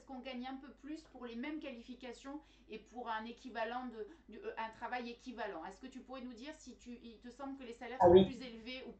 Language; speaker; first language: French; native; French